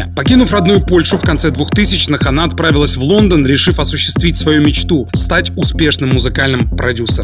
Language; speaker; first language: Russian; native; Russian